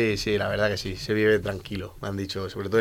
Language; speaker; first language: Spanish; native; Spanish